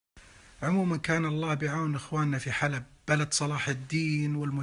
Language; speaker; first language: Arabic; native; Arabic